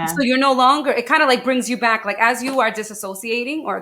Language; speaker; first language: English; native; English